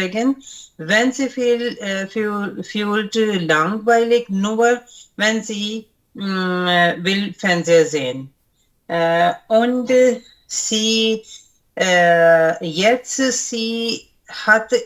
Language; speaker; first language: German; non-native, learner; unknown